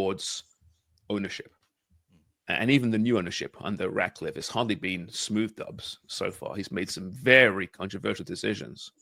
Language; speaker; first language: English; native; English